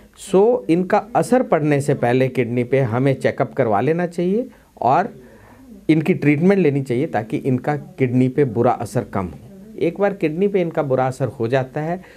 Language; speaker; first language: Hindi; non-native, local second language; Punjabi